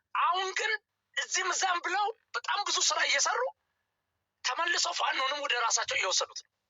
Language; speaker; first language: Amharic; native; Amharic